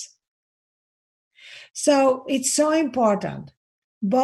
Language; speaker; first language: English; non-native, fluent; Greek